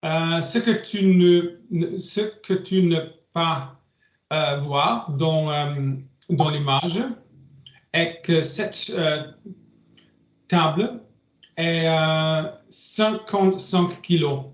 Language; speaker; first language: French; non-native, learner; English